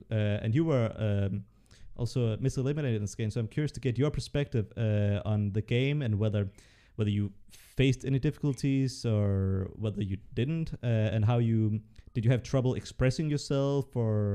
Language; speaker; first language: English; non-native, fluent; Danish